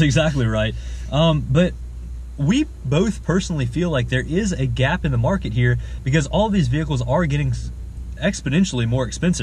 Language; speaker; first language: English; native; English